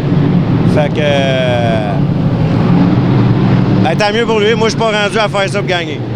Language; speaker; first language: French; native; French